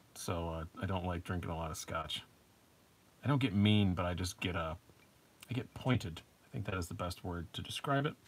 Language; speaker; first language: English; native; English